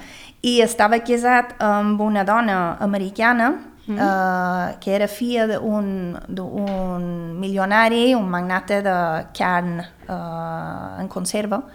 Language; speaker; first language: Catalan; early bilingual, other home language; Swedish